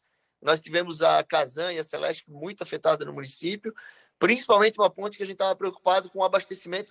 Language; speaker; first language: Portuguese; native; Portuguese